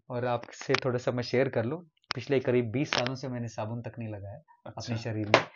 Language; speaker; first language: Hindi; non-native, local second language; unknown